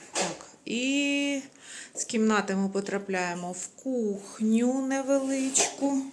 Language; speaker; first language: Ukrainian; native; Ukrainian